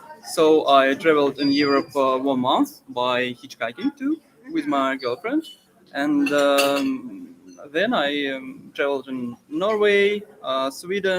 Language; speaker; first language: English; non-native, learner; Russian